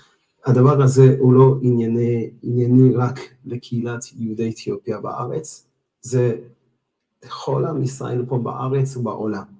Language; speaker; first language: Hebrew; non-native, fluent; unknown